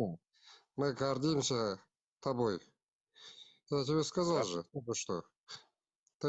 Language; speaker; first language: Russian; non-native, local second language; Kazakh